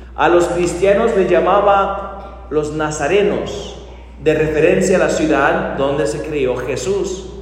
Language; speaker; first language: Spanish; non-native, fluent; English